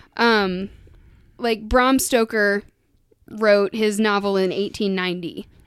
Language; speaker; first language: English; native; English